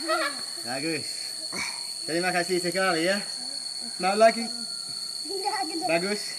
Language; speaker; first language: Indonesian; non-native, learner; English